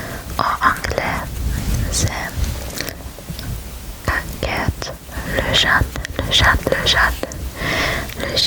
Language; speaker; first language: French; non-native, learner; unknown